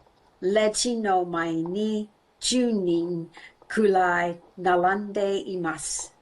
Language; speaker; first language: Japanese; non-native, learner; English